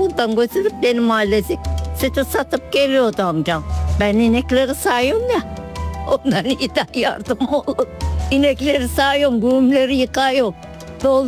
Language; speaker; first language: Turkish; native; Turkish